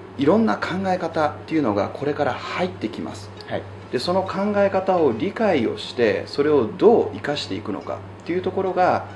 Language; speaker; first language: Japanese; native; Japanese